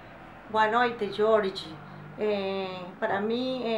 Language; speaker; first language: Portuguese; non-native, fluent; Spanish